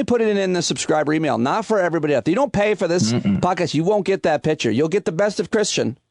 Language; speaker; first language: English; native; English